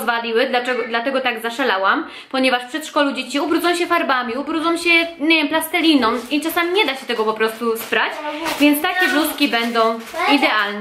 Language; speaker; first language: Polish; native; Polish